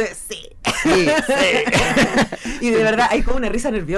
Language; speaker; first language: Spanish; native; Spanish